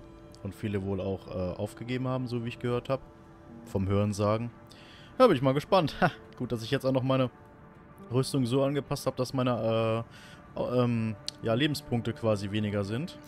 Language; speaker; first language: German; native; German